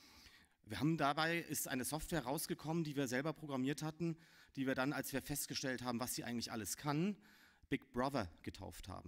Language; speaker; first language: German; native; German